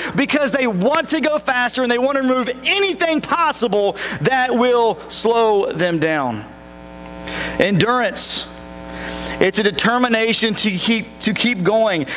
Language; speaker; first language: English; native; English